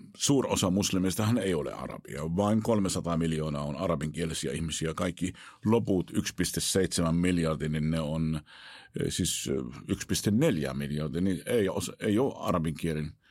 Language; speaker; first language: Finnish; non-native, fluent; Arabic